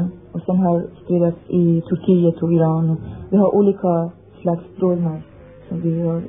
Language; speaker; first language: Swedish; non-native, fluent; Persian